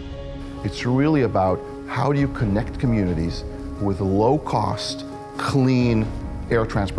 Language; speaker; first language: English; native; English